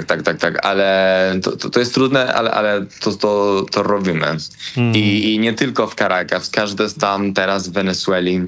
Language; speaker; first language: Polish; non-native, learner; Spanish